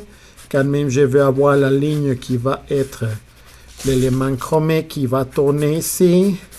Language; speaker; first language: French; non-native, fluent; Spanish